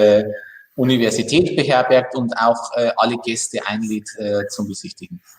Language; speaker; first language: German; native; German